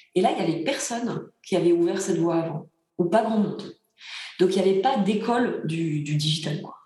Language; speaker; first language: French; early bilingual, other home language; Bulgarian